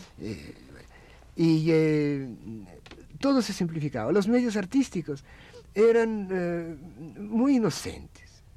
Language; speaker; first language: Spanish; non-native, fluent; Russian